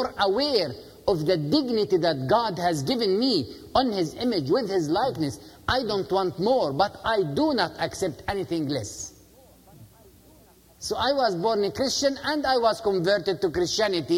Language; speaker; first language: English; non-native, fluent; Arabic